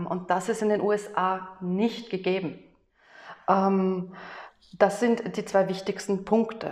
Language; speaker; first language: German; native; German